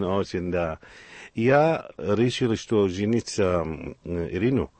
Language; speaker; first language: Russian; non-native, learner; Arabic